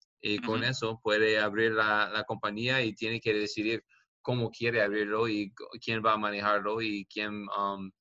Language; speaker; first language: Spanish; non-native, learner; English